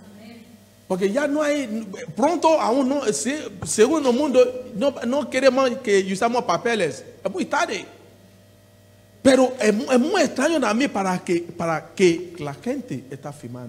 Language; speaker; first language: Spanish; non-native, learner; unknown